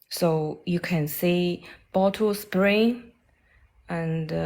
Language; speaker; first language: English; non-native, learner; Chinese